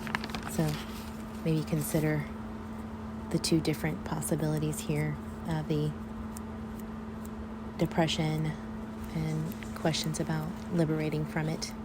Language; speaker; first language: English; native; English